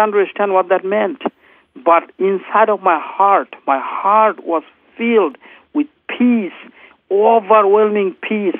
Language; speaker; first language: English; non-native, local second language; Bangla